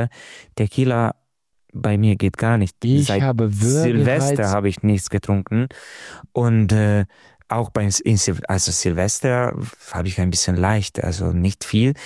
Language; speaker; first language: German; non-native, learner; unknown